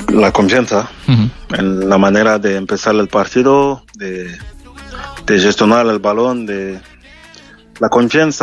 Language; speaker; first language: Spanish; non-native, learner; French